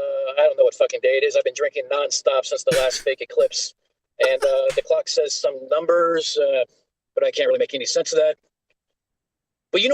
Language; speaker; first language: English; native; English